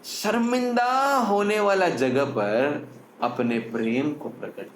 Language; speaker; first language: Hindi; non-native, local second language; Tamil